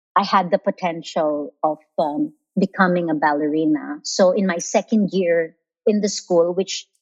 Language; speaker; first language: English; non-native, local second language; Filipino